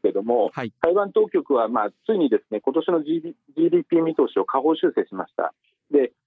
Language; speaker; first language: Japanese; native; Japanese